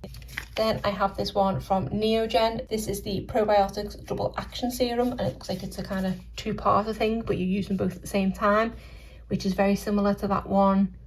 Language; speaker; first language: English; native; English